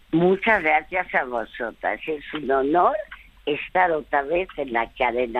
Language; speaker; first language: Spanish; early bilingual, other home language; French